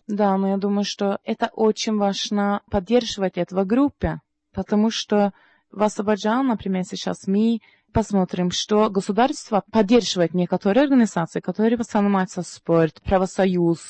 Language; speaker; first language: Russian; non-native, learner; Norwegian